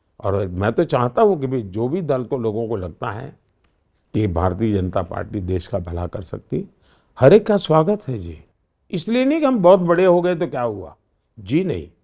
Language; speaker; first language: Hindi; non-native, local second language; Gujarati